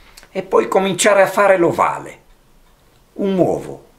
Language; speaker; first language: Italian; native; Italian